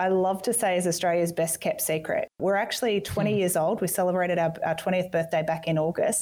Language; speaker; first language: English; native; English